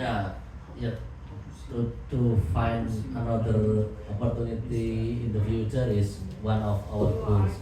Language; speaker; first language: English; non-native, learner; Indonesian